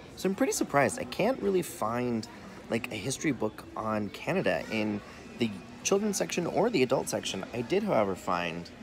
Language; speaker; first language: English; native; English